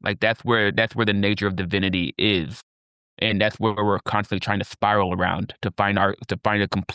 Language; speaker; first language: English; native; English